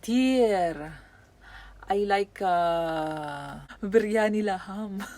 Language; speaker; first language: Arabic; non-native, learner; Filipino